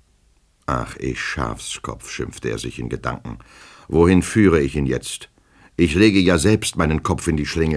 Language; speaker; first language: German; native; German